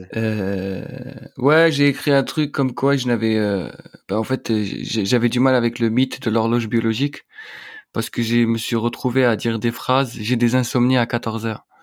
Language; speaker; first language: French; non-native, local second language; Arabic